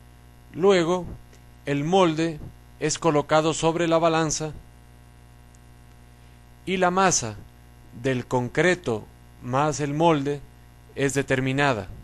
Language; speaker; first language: Spanish; native; Spanish